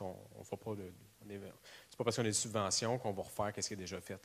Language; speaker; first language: French; native; French